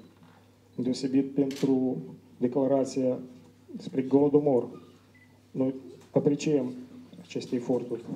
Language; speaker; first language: Romanian; non-native, learner; Ukrainian